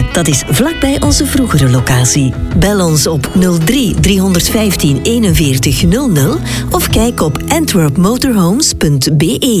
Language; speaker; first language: Dutch; native; Dutch